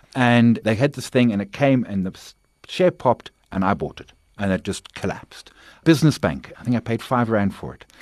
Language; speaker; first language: English; native; English